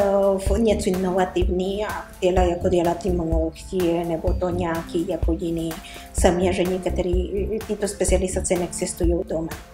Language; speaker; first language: Czech; non-native, learner; Spanish